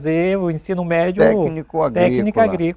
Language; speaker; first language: Portuguese; native; Portuguese